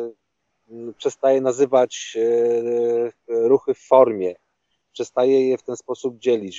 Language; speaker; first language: Polish; native; Polish